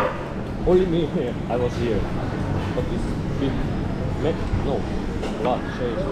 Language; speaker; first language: English; non-native, learner; Korean